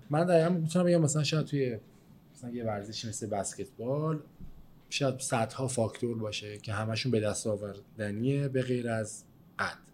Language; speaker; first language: Persian; native; Persian